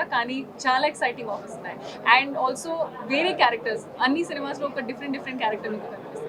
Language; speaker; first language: Telugu; non-native, fluent; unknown